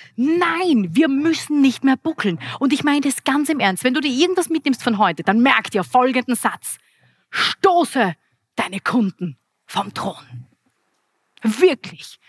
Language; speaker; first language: German; native; German